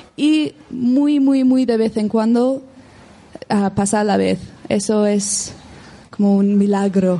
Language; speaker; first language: Spanish; non-native, fluent; English